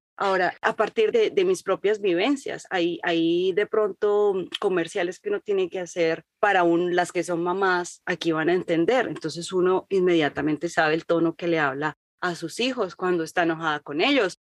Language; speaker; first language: Spanish; native; Spanish